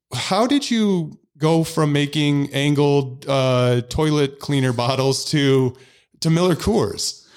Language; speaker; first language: English; native; English